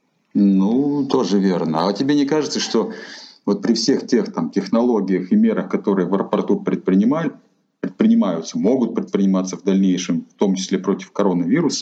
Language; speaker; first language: Russian; native; Russian